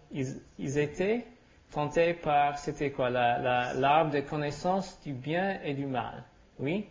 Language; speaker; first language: French; non-native, learner; English